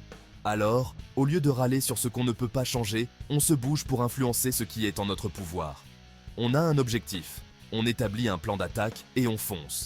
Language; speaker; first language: French; native; French